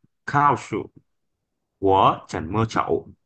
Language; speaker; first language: Chinese; non-native, learner; Vietnamese